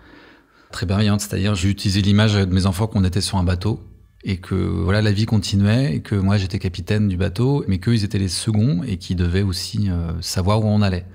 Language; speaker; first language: French; native; French